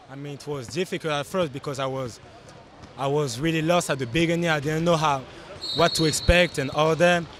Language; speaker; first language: English; non-native, fluent; French